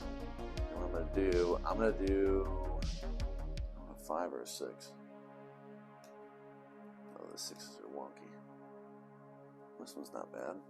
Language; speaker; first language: English; native; English